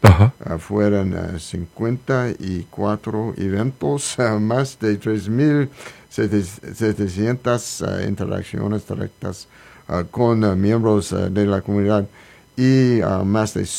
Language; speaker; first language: Spanish; non-native, learner; English